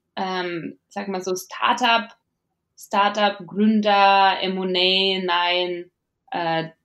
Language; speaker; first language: German; non-native, fluent; Latvian